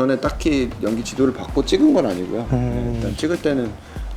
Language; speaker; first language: Korean; native; Korean